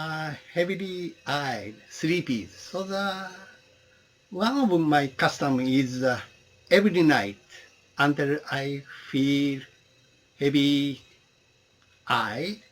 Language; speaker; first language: English; non-native, learner; Japanese